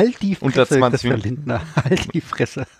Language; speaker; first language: German; native; German